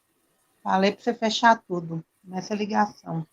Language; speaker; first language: Portuguese; native; Portuguese